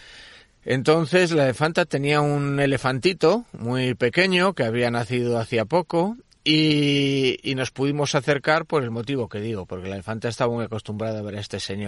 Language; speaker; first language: Spanish; native; Spanish